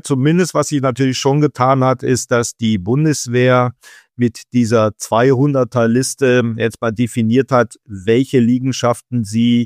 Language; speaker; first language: German; native; German